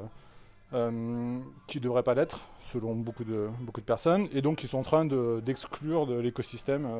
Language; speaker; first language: French; native; French